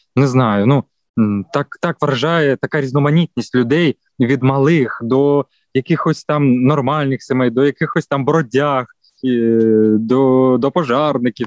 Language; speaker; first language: Ukrainian; non-native, local second language; Russian